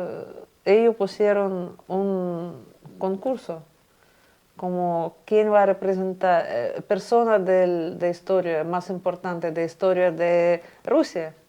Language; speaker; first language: Spanish; non-native, fluent; Russian